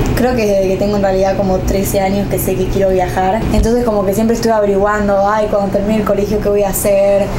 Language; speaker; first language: Spanish; native; Spanish